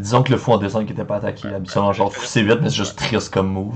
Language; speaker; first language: French; native; French